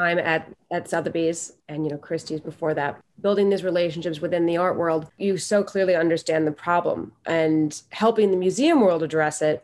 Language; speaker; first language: English; native; English